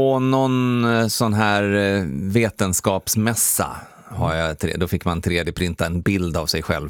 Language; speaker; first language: Swedish; native; Swedish